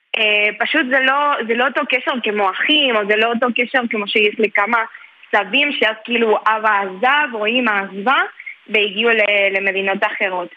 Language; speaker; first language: Hebrew; early bilingual, heritage; Spanish